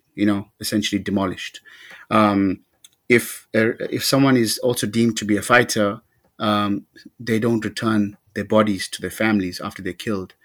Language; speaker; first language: English; native; English